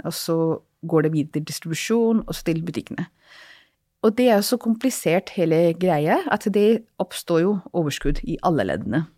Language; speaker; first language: Norwegian; non-native, fluent; Hindi